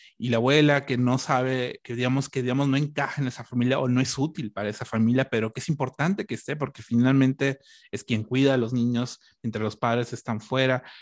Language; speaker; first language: Spanish; native; Spanish